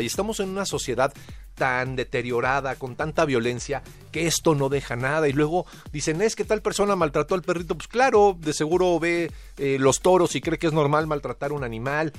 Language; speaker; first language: Spanish; native; Spanish